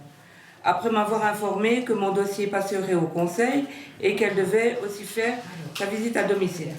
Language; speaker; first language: French; native; French